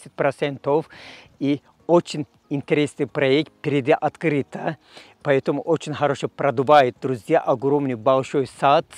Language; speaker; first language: Russian; non-native, fluent; Turkish